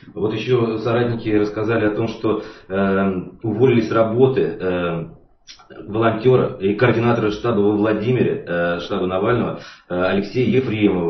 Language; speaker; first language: Russian; native; Russian